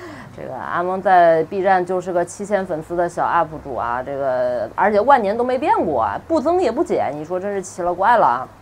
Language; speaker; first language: Chinese; native; Chinese